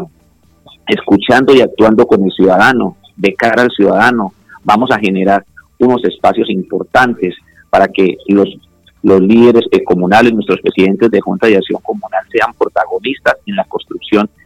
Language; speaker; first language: Spanish; native; Spanish